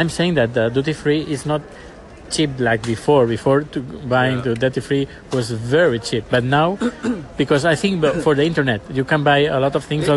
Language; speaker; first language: English; non-native, learner; Spanish